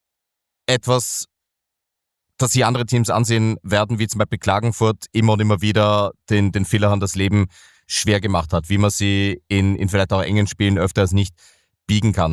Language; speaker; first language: German; native; German